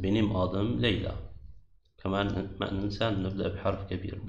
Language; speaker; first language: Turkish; non-native, fluent; Arabic